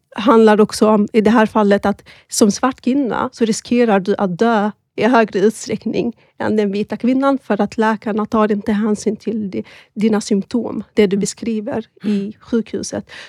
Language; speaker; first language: Swedish; native; Swedish